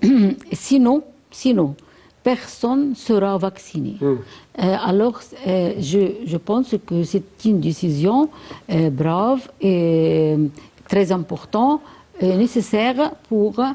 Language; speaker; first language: French; non-native, fluent; Arabic